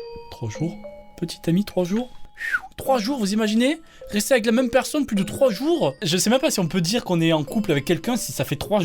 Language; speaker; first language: French; native; French